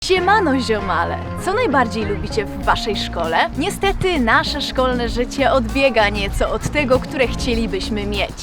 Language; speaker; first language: Polish; native; Polish